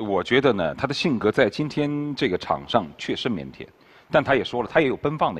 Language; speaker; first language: Chinese; native; Chinese